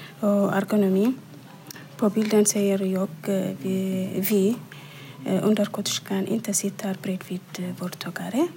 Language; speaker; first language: Swedish; non-native, learner; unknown